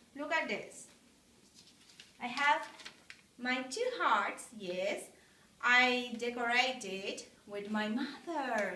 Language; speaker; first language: English; non-native, fluent; Spanish